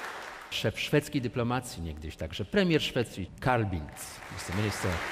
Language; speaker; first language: Polish; native; Polish